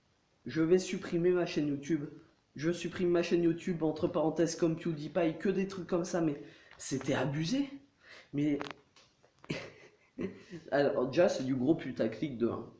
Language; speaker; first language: French; native; French